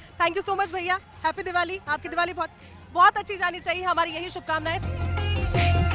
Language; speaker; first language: Hindi; native; Hindi